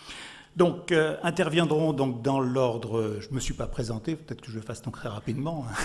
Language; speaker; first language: French; native; French